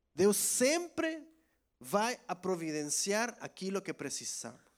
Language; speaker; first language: Portuguese; non-native, learner; Spanish